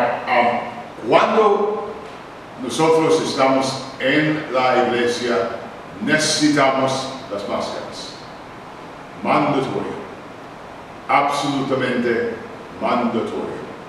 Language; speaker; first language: Spanish; non-native, learner; English